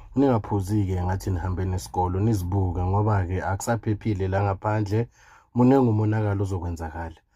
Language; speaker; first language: Zulu; native; Zulu